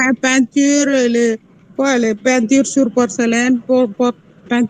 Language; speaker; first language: French; non-native, local second language; Tamil